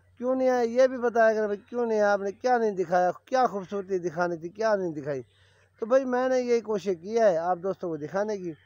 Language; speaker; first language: Urdu; non-native, local second language; Saraiki